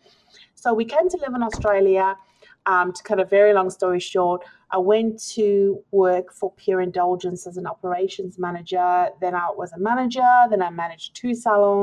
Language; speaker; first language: English; native; English